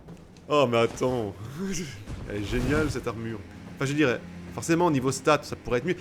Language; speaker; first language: French; native; French